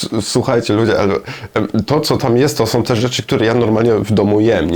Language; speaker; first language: Polish; non-native, learner; German